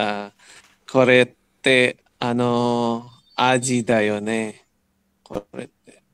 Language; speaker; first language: Japanese; non-native, learner; English